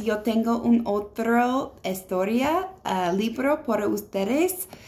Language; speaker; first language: Spanish; non-native, learner; English